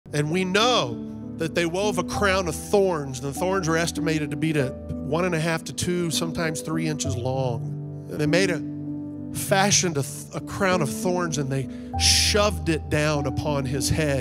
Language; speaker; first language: English; native; English